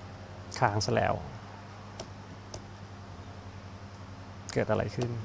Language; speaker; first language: Thai; native; Thai